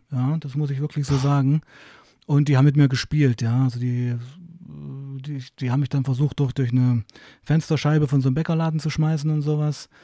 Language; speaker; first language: German; native; German